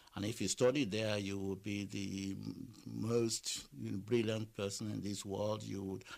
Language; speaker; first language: English; non-native, local second language; Yoruba